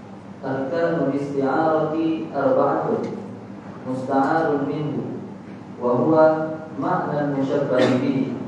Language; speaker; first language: Arabic; non-native, learner; Malay